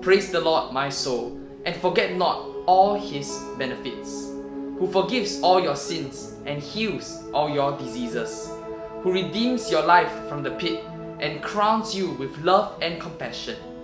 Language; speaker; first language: English; non-native, local second language; Chinese